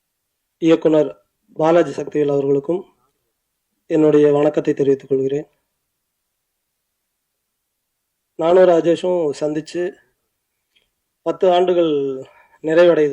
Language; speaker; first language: Tamil; native; Tamil